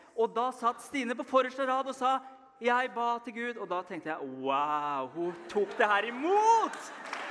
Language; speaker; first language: Norwegian; early bilingual, other home language; Persian